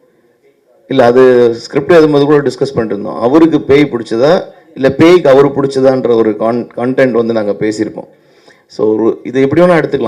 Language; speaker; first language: Tamil; native; Tamil